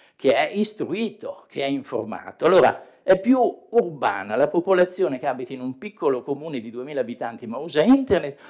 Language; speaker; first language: Italian; native; Italian